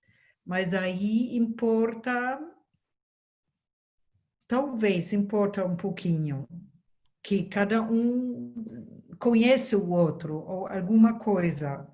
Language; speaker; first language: Portuguese; non-native, fluent; German